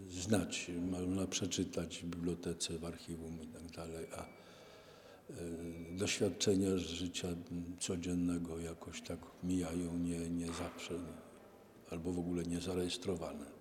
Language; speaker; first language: Polish; native; Polish